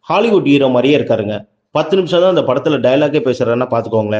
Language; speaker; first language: Tamil; native; Tamil